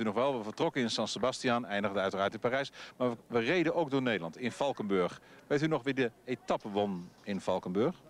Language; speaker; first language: Dutch; native; Dutch